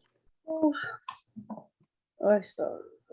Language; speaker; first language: English; non-native, learner; Spanish